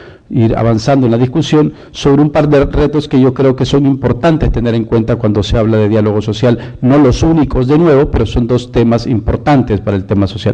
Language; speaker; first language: Spanish; native; Spanish